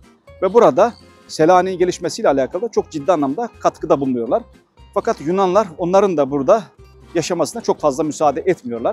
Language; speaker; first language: Turkish; native; Turkish